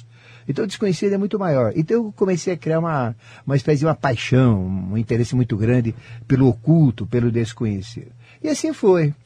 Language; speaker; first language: Portuguese; native; Portuguese